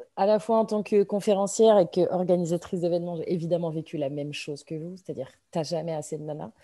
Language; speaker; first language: French; native; French